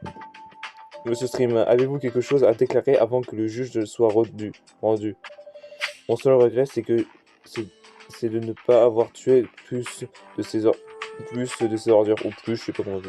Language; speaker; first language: French; native; French